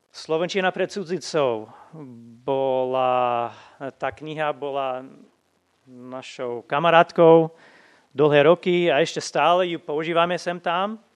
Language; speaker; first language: Slovak; non-native, fluent; English